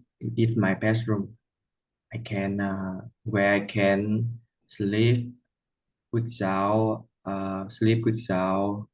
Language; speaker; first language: English; non-native, learner; Vietnamese